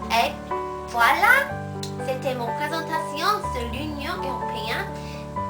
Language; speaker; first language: French; non-native, learner; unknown